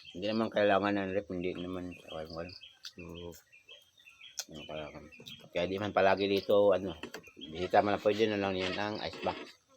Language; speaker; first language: Filipino; non-native, local second language; Cebuano